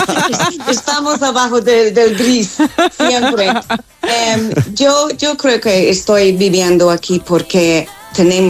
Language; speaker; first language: Spanish; non-native, fluent; English